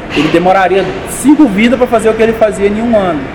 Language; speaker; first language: Portuguese; native; Portuguese